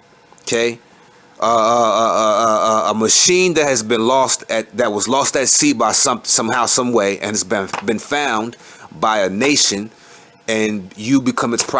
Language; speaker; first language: English; native; English